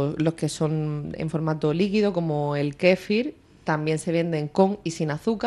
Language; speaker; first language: Spanish; native; Spanish